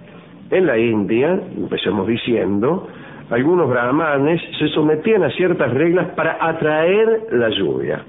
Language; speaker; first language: Spanish; native; Spanish